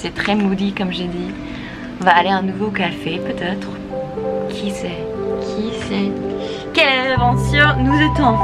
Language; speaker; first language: French; non-native, fluent; English